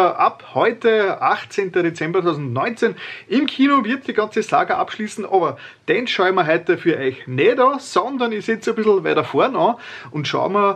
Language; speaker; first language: German; native; German